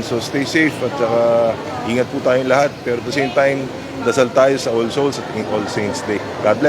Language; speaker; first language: Filipino; native; Filipino